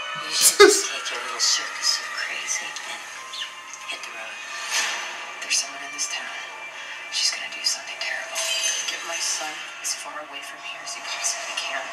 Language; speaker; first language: English; native; English